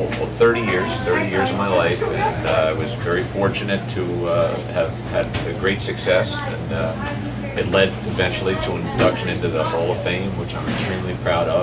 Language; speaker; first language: English; native; English